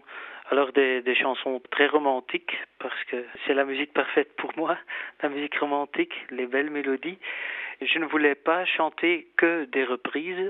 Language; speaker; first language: French; non-native, fluent; Dutch